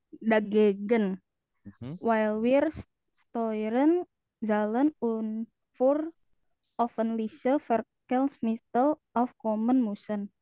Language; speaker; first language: German; non-native, learner; Indonesian